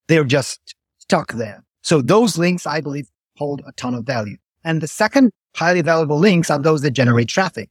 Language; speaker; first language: English; non-native, fluent; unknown